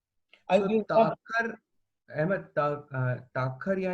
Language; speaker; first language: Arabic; non-native, learner; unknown